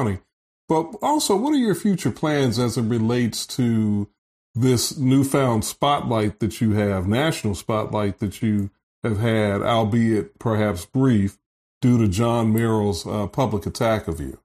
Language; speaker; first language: English; native; English